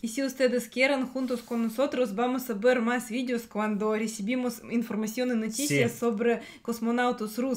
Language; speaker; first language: Spanish; non-native, fluent; Russian